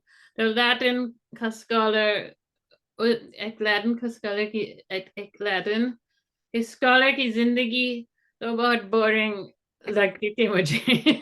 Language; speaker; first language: Hindi; non-native, fluent; English